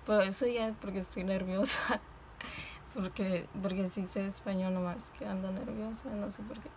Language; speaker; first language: Spanish; early bilingual, heritage; Spanish